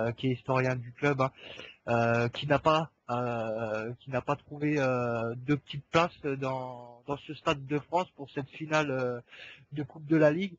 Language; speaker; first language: French; native; French